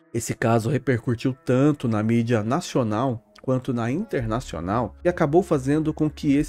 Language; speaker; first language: Portuguese; native; Portuguese